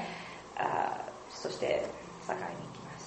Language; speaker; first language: Japanese; non-native, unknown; English